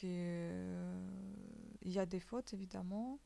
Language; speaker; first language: French; native; French